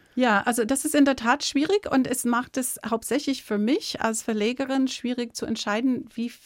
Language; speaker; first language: German; non-native, fluent; English